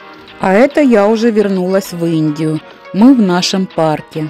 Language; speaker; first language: Russian; native; Russian